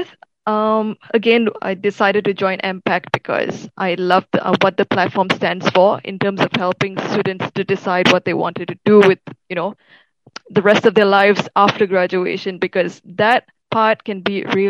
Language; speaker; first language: English; non-native, local second language; Tamil